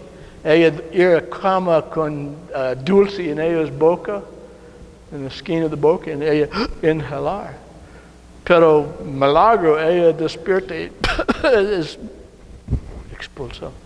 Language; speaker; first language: Spanish; non-native, learner; English